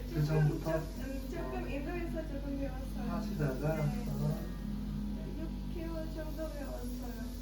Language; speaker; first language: Korean; non-native, learner; Hindi